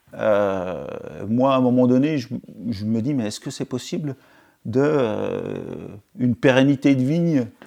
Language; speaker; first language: French; native; French